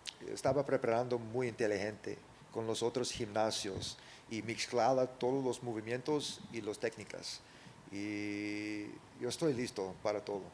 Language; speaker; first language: Spanish; early bilingual, heritage; English